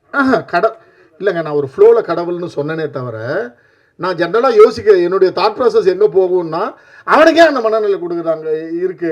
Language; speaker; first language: Tamil; native; Tamil